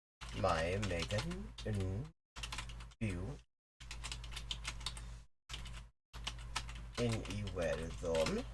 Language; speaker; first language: Welsh; non-native, learner; English